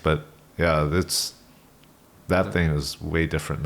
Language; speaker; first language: English; native; English